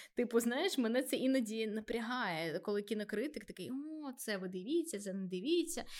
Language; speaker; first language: Ukrainian; native; Ukrainian